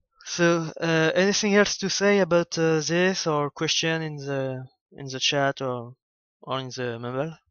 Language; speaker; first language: English; non-native, learner; French